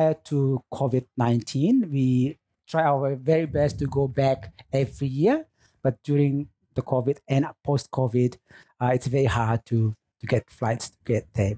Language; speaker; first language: English; non-native, fluent; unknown